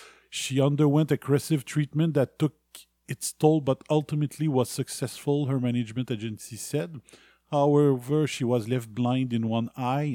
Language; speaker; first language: English; non-native, fluent; French